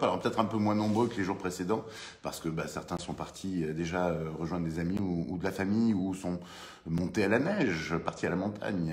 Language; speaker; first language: French; native; French